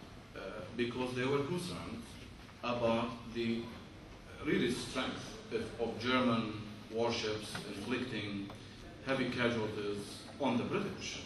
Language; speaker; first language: English; non-native, fluent; Arabic